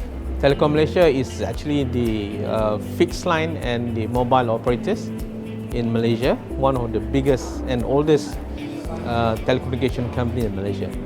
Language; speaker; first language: English; non-native, local second language; Malay